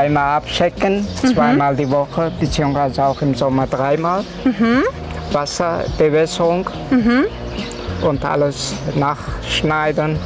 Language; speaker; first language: German; early bilingual, other home language; Turkish